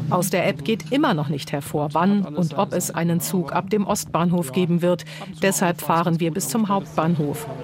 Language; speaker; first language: German; native; German